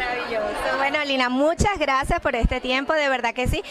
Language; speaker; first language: Spanish; native; Spanish